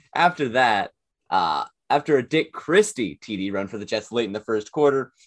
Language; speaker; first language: English; native; English